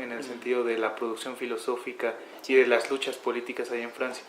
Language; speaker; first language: Spanish; native; Spanish